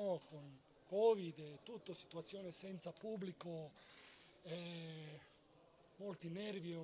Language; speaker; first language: Italian; non-native, learner; Spanish